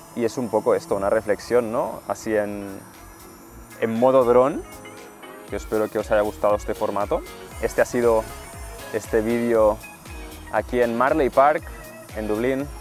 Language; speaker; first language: Spanish; native; Spanish